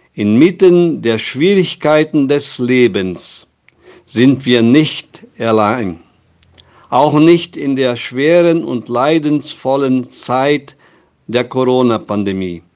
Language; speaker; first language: German; non-native, fluent; Portuguese